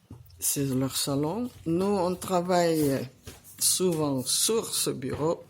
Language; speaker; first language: French; non-native, learner; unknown